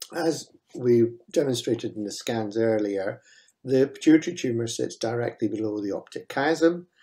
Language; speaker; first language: English; native; English